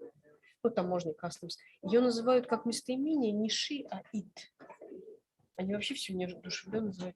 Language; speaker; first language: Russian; native; Russian